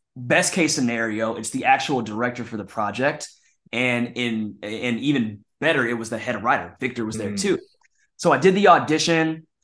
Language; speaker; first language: English; native; English